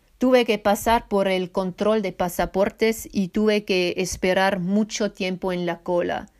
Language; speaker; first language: Spanish; non-native, fluent; Swiss German